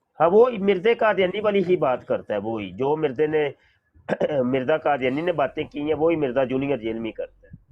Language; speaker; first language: Urdu; non-native, local second language; Punjabi